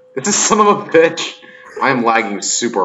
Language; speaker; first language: English; native; English